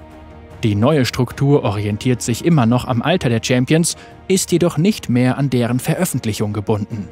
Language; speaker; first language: German; native; German